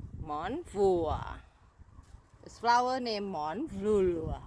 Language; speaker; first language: English; non-native, learner; Thai